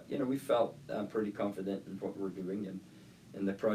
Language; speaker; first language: English; native; English